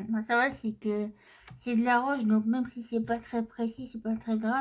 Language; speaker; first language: French; native; French